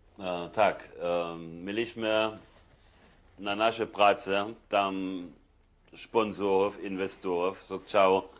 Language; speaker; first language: Polish; non-native, fluent; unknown